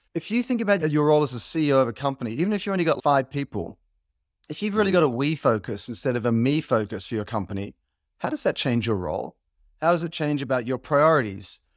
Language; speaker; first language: English; native; English